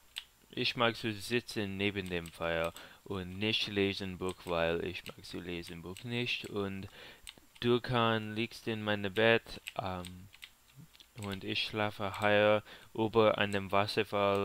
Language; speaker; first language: German; non-native, learner; English